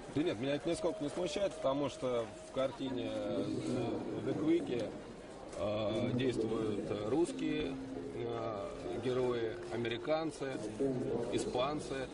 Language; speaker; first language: Russian; native; Russian